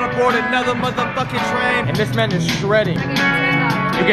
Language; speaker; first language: English; native; English